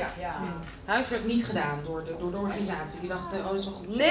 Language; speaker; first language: Dutch; native; Dutch